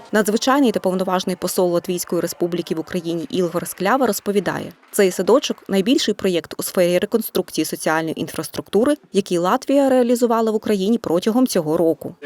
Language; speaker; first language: Ukrainian; native; Ukrainian